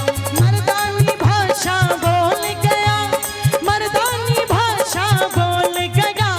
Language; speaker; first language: Hindi; native; Hindi